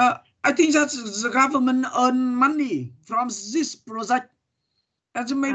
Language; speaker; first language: English; non-native, learner; Vietnamese